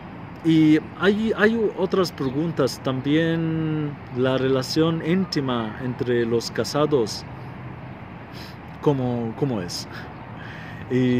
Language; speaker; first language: Spanish; non-native, fluent; Arabic